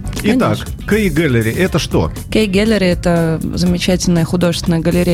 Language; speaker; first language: Russian; native; Russian